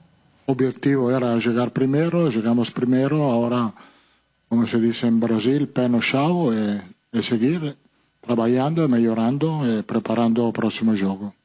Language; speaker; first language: Portuguese; non-native, fluent; Italian